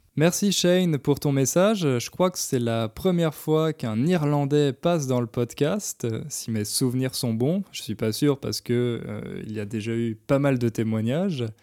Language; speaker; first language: French; native; French